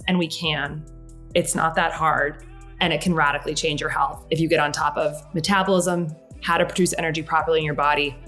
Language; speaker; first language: English; native; English